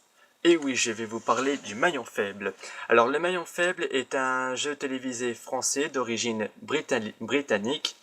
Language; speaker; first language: French; native; French